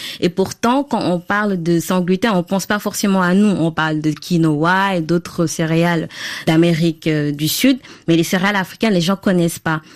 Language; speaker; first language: French; non-native, local second language; Wolof